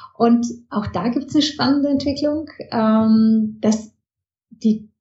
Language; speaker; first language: German; early bilingual, heritage; German